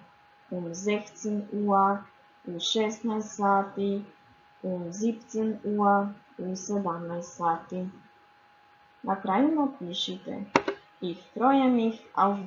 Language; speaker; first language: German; non-native, fluent; Croatian